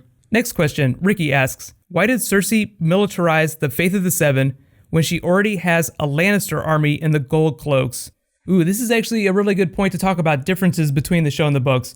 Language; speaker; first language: English; native; English